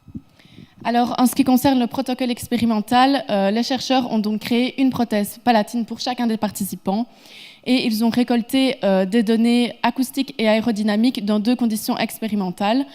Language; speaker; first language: French; native; French